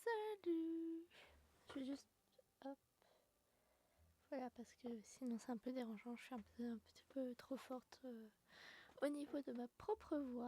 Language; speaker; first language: French; native; French